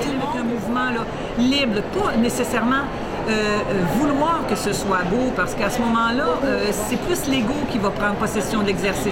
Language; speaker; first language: French; native; French